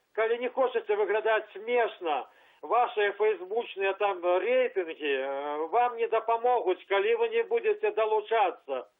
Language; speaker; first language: Belarusian; native; Belarusian